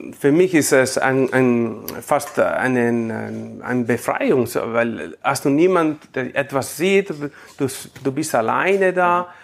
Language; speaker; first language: German; non-native, fluent; Italian